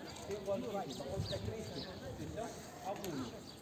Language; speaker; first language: Russian; non-native, learner; Arabic